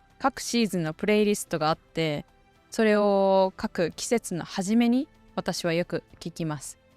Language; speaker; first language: Japanese; native; Japanese